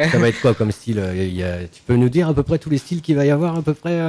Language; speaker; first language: French; native; French